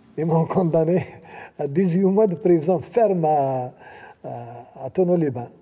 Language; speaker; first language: French; non-native, local second language; Arabic